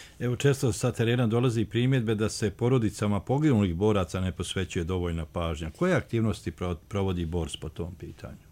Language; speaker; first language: Bosnian; native; Bosnian